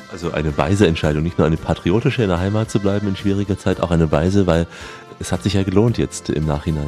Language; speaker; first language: German; native; German